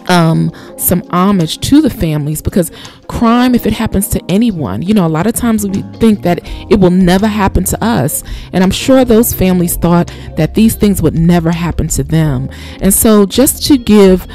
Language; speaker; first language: English; native; English